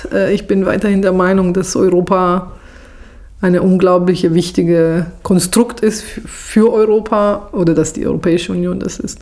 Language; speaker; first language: German; non-native, fluent; Italian